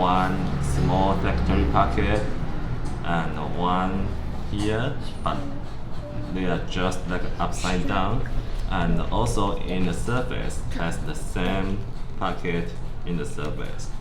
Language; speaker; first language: English; non-native, learner; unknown